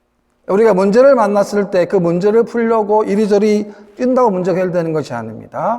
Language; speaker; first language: Korean; native; Korean